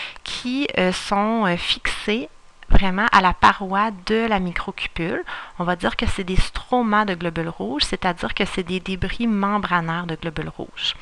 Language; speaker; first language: French; native; French